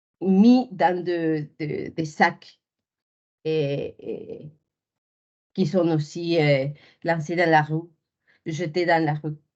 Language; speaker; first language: French; non-native, fluent; Spanish